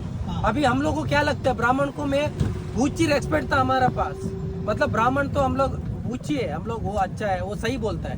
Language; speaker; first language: Hindi; non-native, local second language; Kannada